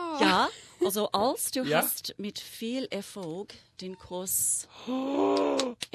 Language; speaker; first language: German; non-native, fluent; English